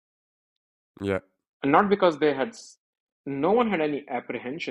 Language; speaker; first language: English; non-native, local second language; Hindi